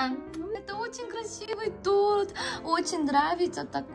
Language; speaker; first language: Russian; non-native, fluent; Korean